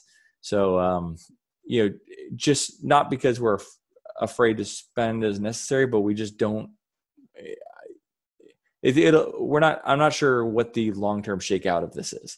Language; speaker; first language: English; native; English